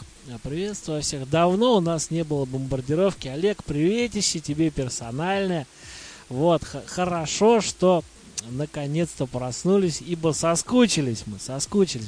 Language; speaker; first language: Russian; native; Russian